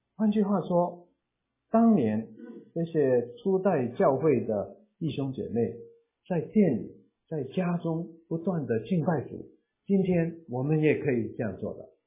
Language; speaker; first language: Chinese; non-native, local second language; Cantonese